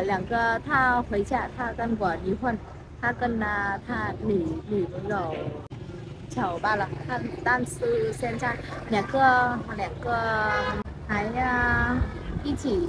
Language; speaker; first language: Chinese; non-native, learner; Vietnamese